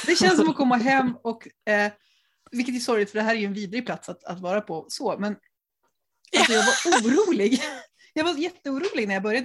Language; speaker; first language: Swedish; native; Swedish